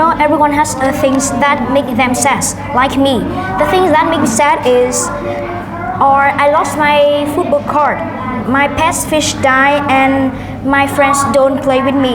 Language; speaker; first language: English; non-native, learner; Vietnamese